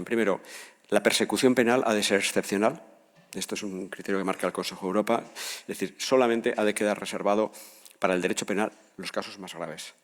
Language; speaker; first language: Spanish; native; Spanish